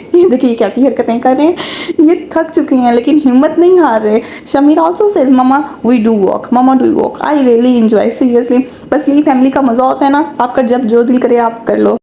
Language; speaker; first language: Urdu; native; Urdu